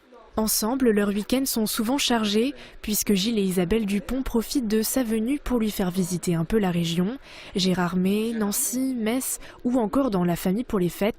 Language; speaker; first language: French; native; French